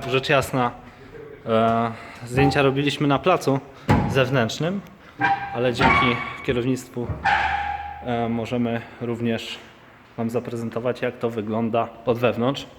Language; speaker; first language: Polish; native; Polish